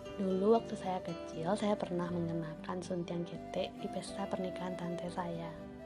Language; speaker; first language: Indonesian; non-native, local second language; Minangkabau